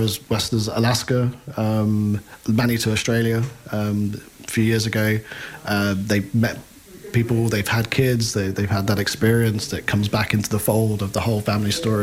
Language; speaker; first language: English; native; English